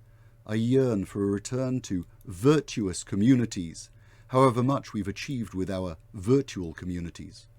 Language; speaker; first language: English; native; English